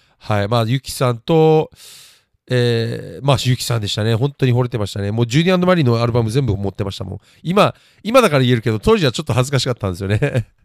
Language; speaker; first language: Japanese; native; Japanese